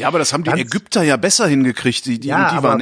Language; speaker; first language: German; native; German